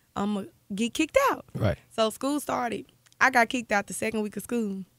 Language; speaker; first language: English; native; English